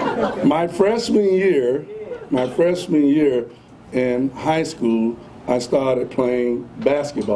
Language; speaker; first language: English; native; English